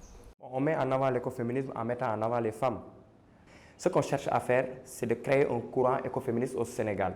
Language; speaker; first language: French; non-native, local second language; Wolof